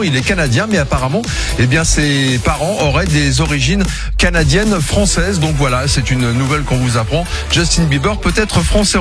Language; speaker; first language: French; native; French